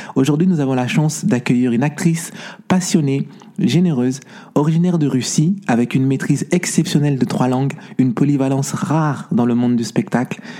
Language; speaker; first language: French; native; French